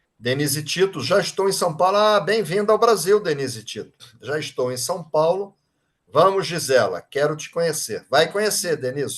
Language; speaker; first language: Portuguese; native; Portuguese